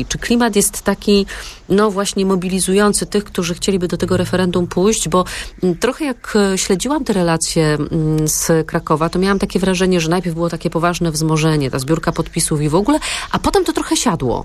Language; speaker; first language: Polish; native; Polish